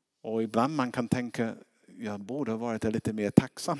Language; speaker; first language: Swedish; non-native, fluent; English